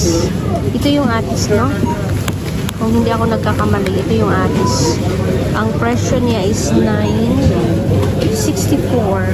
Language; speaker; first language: Filipino; native; Filipino